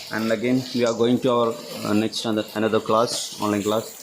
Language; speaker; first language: English; non-native, local second language; Malayalam